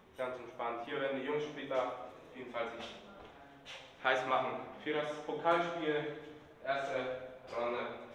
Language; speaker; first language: German; early bilingual, other home language; Spanish